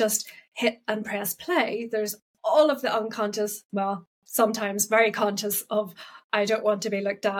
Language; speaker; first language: English; native; English